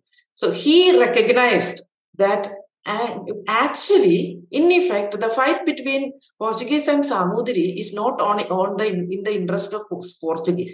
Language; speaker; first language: English; non-native, local second language; Malayalam